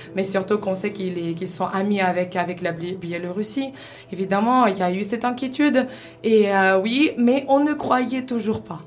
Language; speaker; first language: French; non-native, fluent; Ukrainian